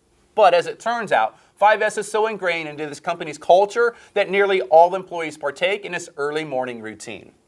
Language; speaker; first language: English; native; English